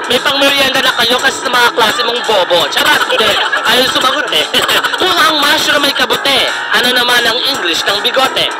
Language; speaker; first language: Filipino; native; Filipino